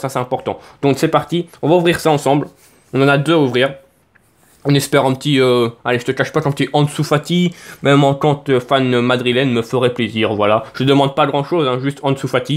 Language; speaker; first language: French; native; French